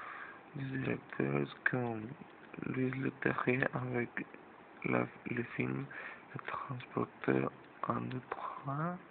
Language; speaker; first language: French; non-native, learner; Spanish